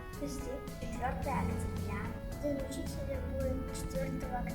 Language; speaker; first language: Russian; non-native, local second language; Kazakh